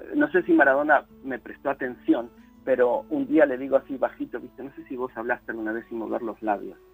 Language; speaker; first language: Spanish; native; Spanish